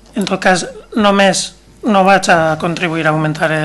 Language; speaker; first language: Catalan; non-native, local second language; Spanish